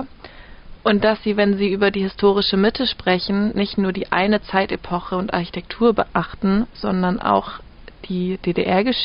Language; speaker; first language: German; native; German